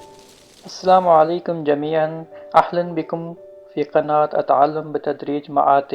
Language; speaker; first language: Arabic; non-native, learner; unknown